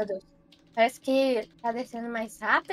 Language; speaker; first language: Portuguese; native; Portuguese